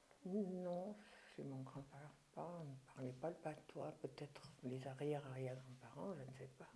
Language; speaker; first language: French; early bilingual, other home language; German